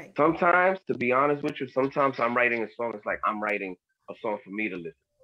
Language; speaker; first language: English; early bilingual, other home language; Spanish